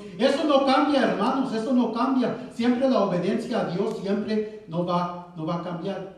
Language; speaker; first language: Spanish; early bilingual, heritage; Spanish